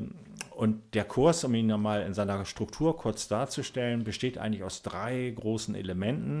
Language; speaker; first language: German; native; German